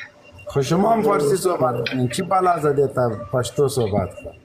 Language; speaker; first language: Persian; non-native, local second language; Pashto